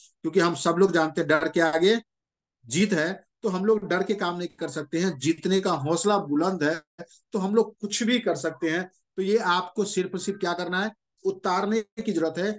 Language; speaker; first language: Hindi; native; Hindi